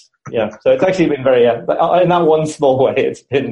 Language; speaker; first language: English; native; English